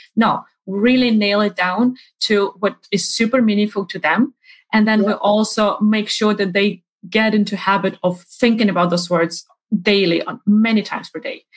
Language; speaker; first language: English; non-native, fluent; Ukrainian